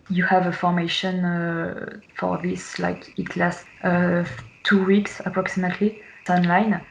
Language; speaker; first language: English; non-native, fluent; French